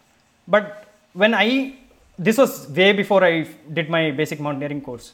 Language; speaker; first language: English; non-native, local second language; Kannada